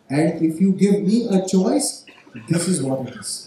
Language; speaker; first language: English; non-native, local second language; Marathi